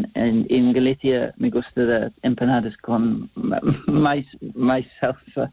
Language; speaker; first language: Spanish; non-native, learner; English